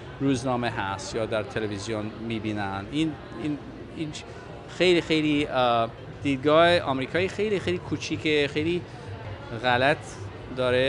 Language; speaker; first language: Persian; non-native, fluent; English